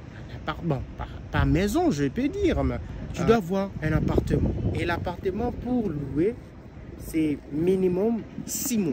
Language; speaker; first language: French; non-native, local second language; Lingala